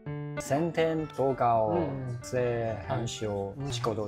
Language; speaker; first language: Japanese; non-native, learner; Chinese